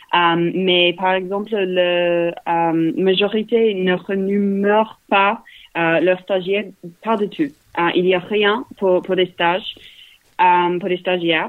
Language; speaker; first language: French; non-native, learner; English